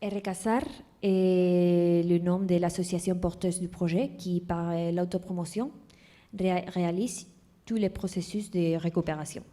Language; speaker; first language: French; non-native, fluent; Spanish